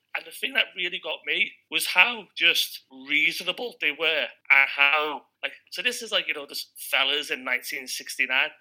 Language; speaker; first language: English; native; English